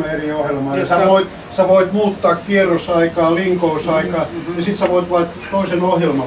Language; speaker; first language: Finnish; native; Finnish